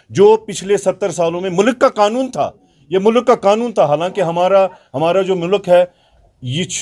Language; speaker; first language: Hindi; non-native, local second language; Kashmiri